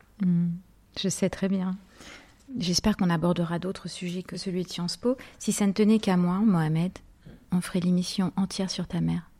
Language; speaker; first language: French; native; French